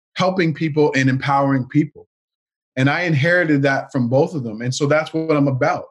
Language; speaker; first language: English; native; English